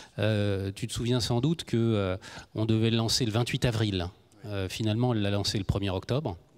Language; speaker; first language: French; native; French